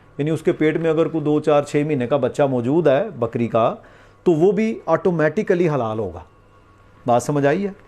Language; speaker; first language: Urdu; non-native, local second language; Punjabi